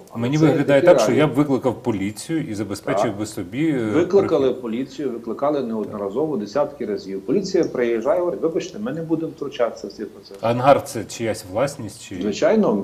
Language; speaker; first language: Ukrainian; native; Ukrainian